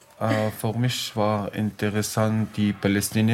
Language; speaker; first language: German; non-native, learner; Arabic